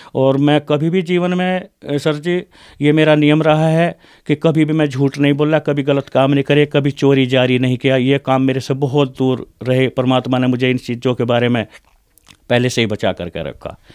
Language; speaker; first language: Hindi; native; Hindi